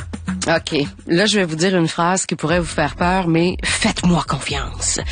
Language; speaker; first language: French; native; French